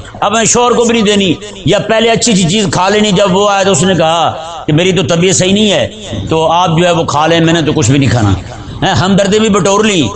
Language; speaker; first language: Urdu; native; Urdu